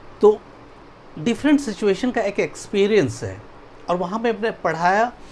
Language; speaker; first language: Hindi; native; Hindi